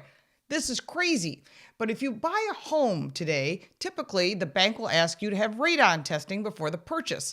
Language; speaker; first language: English; native; English